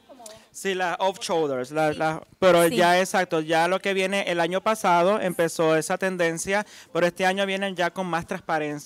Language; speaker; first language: Spanish; native; Spanish